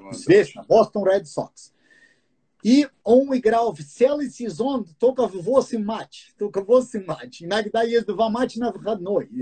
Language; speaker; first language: Russian; non-native, fluent; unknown